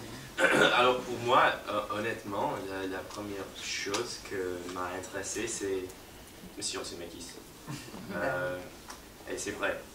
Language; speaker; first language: French; non-native, fluent; English